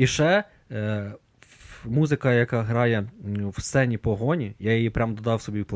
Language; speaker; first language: Ukrainian; native; Ukrainian